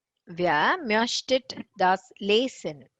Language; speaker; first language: German; non-native, fluent; Tamil